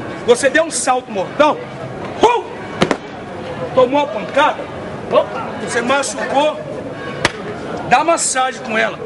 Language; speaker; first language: Portuguese; native; Portuguese